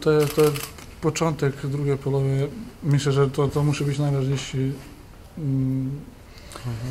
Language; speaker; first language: Polish; non-native, learner; Serbian